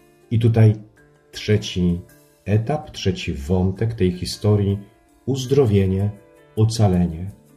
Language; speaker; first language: Polish; native; Polish